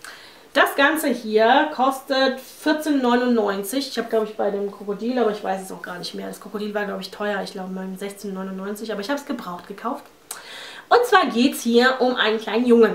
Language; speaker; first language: German; native; German